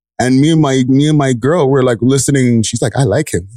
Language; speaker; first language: English; native; English